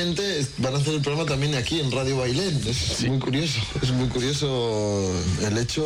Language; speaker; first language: Spanish; native; Spanish